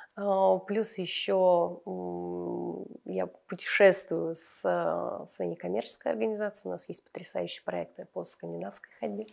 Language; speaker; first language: Russian; native; Russian